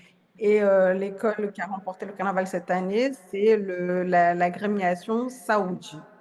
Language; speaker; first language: French; non-native, fluent; Portuguese